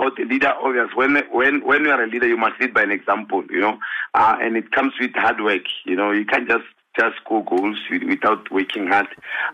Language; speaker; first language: English; non-native, local second language; Northern Sotho